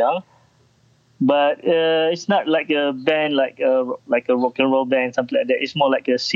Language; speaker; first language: English; non-native, local second language; Malay